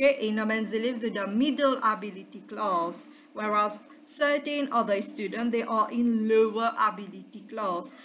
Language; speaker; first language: French; non-native, local second language; Morisyen